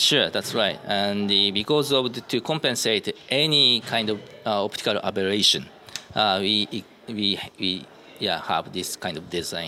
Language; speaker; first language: English; non-native, learner; Japanese